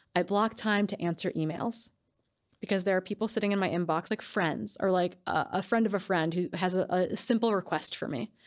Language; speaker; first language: English; native; English